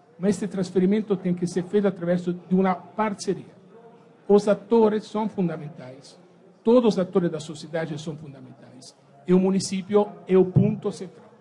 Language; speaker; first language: Portuguese; non-native, fluent; Italian